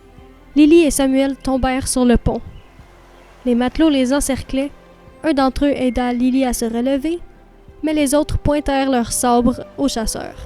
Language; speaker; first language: French; native; French